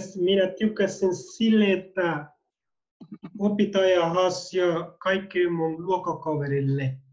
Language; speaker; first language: Finnish; non-native, learner; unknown